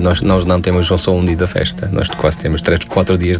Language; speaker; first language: Portuguese; non-native, fluent; Tajik